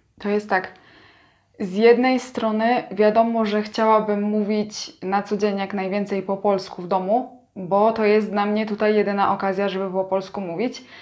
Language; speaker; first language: Polish; native; Polish